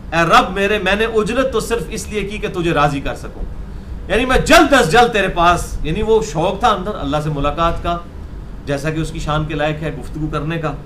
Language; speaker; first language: Urdu; non-native, local second language; Punjabi